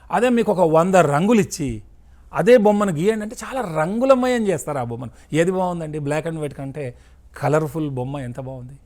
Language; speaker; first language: Telugu; native; Telugu